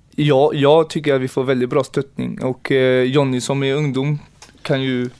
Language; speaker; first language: Swedish; early bilingual, other home language; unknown